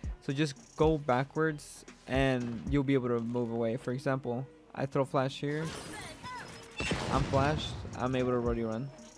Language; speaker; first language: English; early bilingual, other home language; Spanish